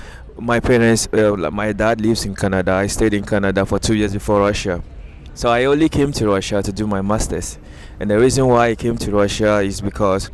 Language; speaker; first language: English; native; English